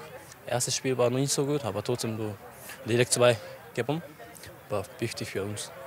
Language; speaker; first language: German; non-native, learner; Japanese